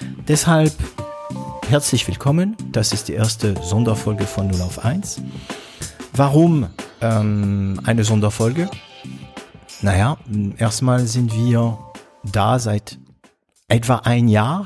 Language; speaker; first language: German; non-native, fluent; French